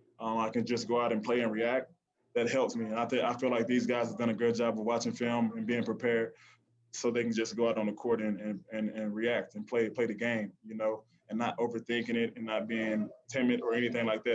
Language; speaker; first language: English; native; English